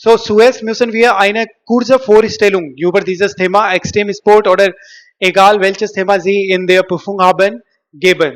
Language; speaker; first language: German; non-native, learner; Hindi